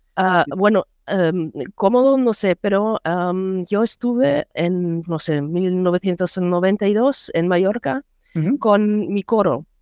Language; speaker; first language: Spanish; non-native, learner; German